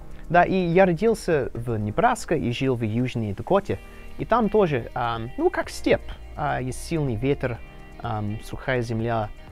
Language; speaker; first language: Russian; non-native, learner; English